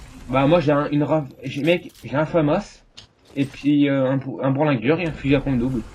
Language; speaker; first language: French; native; French